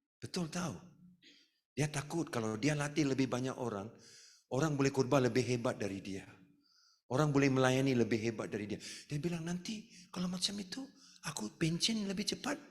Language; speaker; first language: Malay; non-native, local second language; Tamil